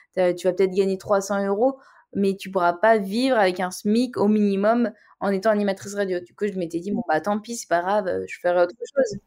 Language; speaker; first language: French; native; French